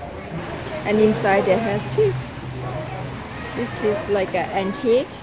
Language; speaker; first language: English; non-native, learner; Thai